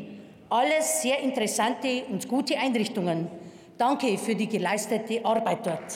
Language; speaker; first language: German; native; German